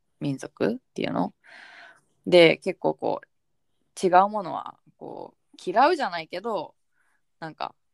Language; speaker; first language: Japanese; early bilingual, heritage; Japanese